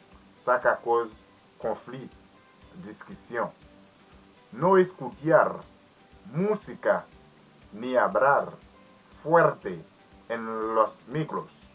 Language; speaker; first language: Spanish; non-native, learner; Haitian Creole